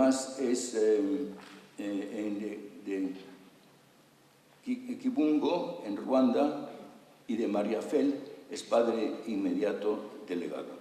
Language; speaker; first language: Spanish; native; Spanish